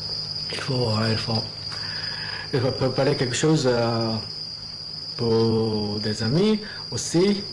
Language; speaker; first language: French; non-native, learner; Japanese